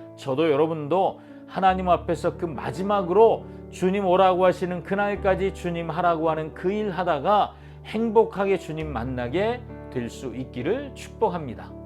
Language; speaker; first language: Korean; native; Korean